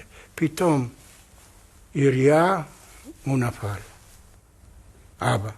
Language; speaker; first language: Hebrew; non-native, fluent; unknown